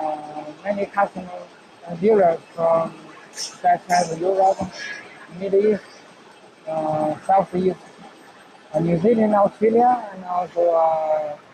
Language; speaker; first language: English; non-native, learner; Chinese